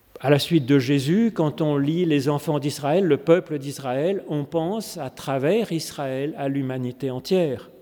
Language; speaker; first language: French; native; French